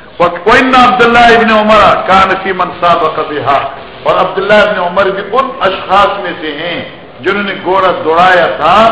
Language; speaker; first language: Urdu; non-native, local second language; Pashto